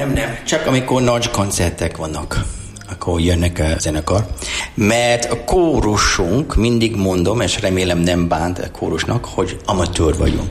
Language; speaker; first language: Hungarian; non-native, learner; English